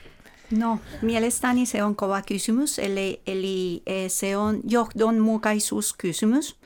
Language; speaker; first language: Finnish; non-native, fluent; Spanish